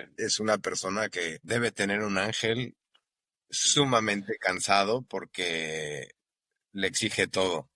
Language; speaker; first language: Spanish; native; Spanish